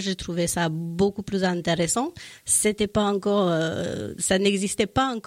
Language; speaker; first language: French; native; French